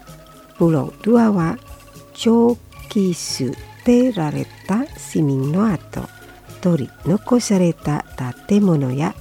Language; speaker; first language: Japanese; non-native, fluent; Indonesian